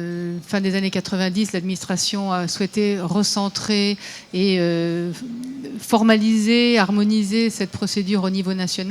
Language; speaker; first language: French; native; French